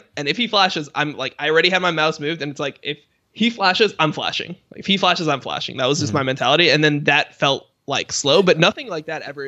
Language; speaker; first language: English; native; English